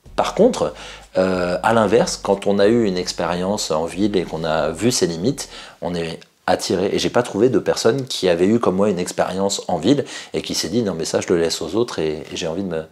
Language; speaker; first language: French; native; French